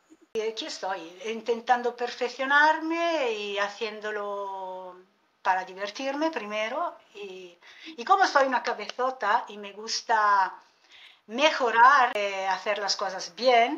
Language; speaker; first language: Spanish; non-native, fluent; Italian